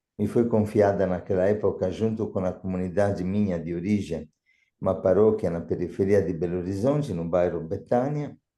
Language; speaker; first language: Portuguese; non-native, fluent; Italian